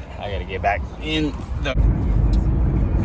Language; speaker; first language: English; native; English